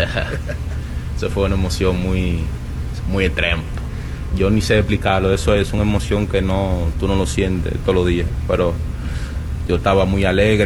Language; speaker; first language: Spanish; early bilingual, heritage; Spanish